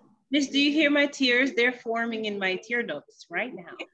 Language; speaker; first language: English; native; English